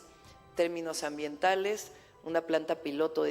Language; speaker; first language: Spanish; native; Spanish